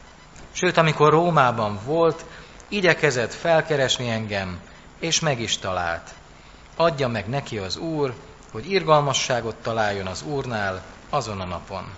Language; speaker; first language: Hungarian; native; Hungarian